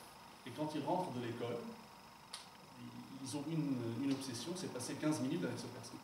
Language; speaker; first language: French; non-native, local second language; Arabic